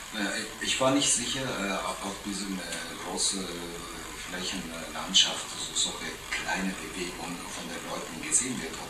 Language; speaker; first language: German; non-native, fluent; Japanese